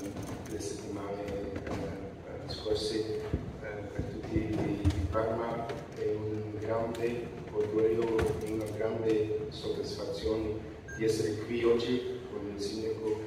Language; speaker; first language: Italian; non-native, learner; Dutch